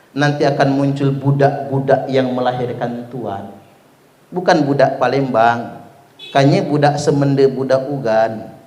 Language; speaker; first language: Indonesian; non-native, local second language; Malay